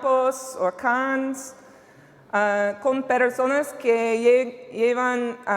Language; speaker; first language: Spanish; non-native, learner; English